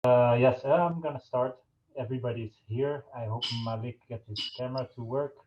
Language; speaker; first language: English; non-native, local second language; Dutch